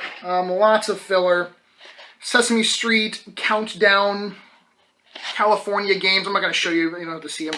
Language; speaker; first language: English; native; English